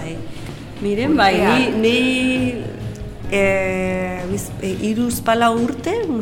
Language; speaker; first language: Basque; non-native, learner; Spanish